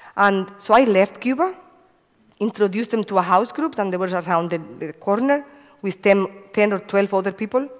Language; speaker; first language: English; non-native, fluent; Spanish